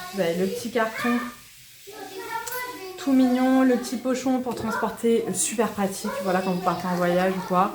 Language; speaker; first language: French; native; French